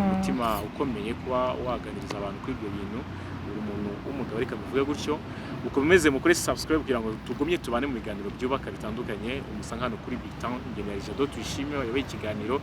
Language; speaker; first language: Kinyarwanda; native; Kinyarwanda